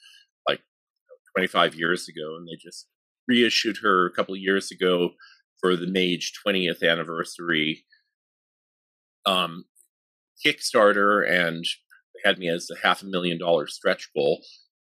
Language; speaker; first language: English; native; English